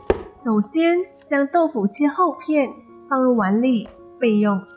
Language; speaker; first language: Chinese; native; Chinese